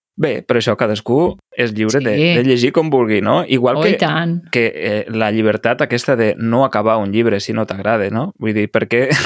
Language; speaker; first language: Catalan; native; Catalan